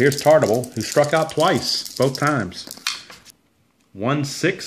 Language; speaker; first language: English; native; English